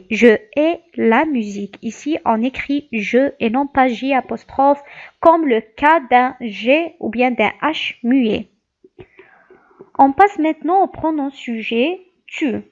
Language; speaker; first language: French; non-native, local second language; Arabic